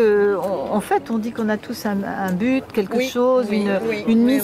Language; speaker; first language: French; native; French